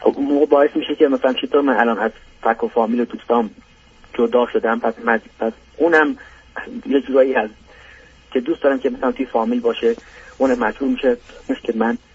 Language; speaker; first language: Persian; non-native, local second language; Azerbaijani